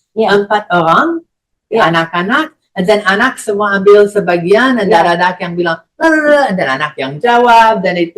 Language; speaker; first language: Indonesian; non-native, fluent; English